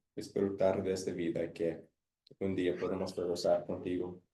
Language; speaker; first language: Spanish; early bilingual, heritage; Spanish